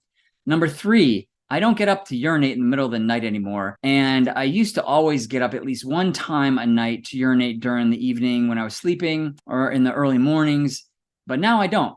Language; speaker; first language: English; native; English